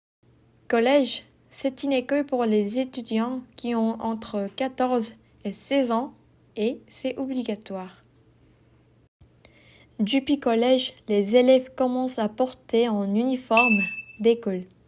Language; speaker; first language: French; non-native, fluent; Korean